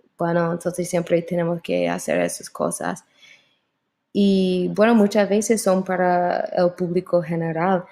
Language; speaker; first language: Spanish; non-native, fluent; English